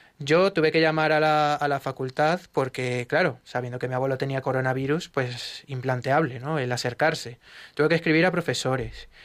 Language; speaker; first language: Spanish; native; Spanish